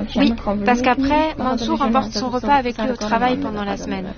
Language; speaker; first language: French; non-native, fluent; Persian